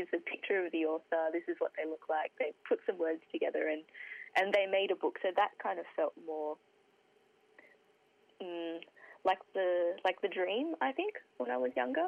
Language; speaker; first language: English; native; English